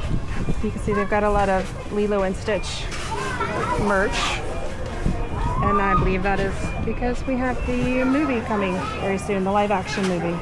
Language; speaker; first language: English; native; English